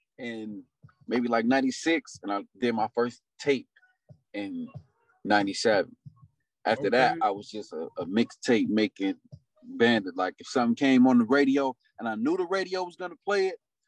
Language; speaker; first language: English; native; English